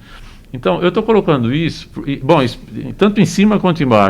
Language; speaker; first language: Portuguese; native; Portuguese